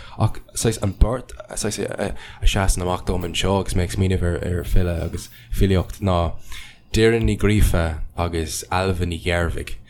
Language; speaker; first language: Irish; non-native, local second language; English